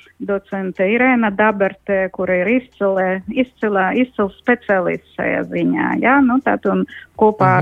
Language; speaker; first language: Latvian; non-native, local second language; Russian